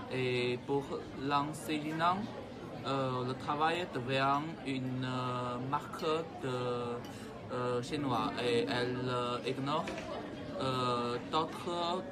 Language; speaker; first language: French; non-native, learner; Chinese